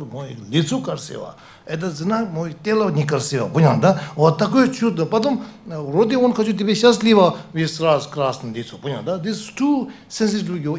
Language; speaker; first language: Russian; non-native, learner; Tibetan